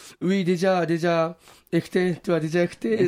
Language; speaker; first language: French; non-native, learner; Japanese